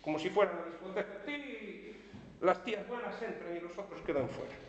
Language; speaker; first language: Spanish; non-native, local second language; Galician